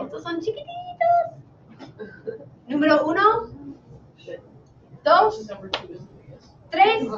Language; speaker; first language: Spanish; non-native, fluent; English